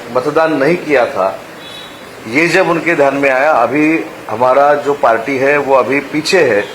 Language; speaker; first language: Hindi; non-native, local second language; Marathi